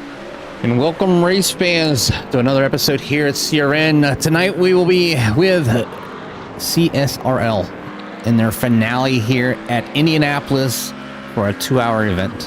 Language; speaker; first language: English; native; English